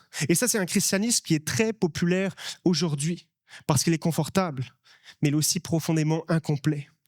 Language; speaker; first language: French; native; French